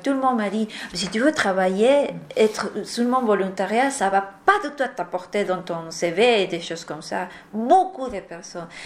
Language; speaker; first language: French; non-native, learner; Spanish